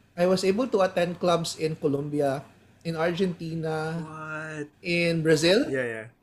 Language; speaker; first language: English; non-native, local second language; Hiligaynon